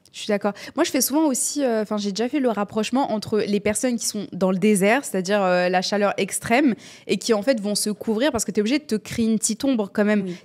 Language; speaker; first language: French; native; French